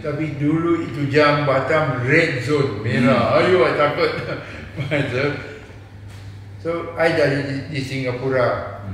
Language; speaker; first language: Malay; non-native, local second language; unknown